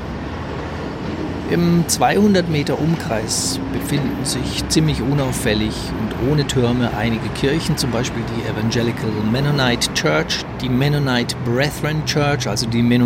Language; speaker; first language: German; native; German